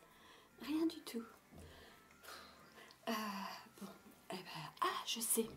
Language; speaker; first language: French; native; French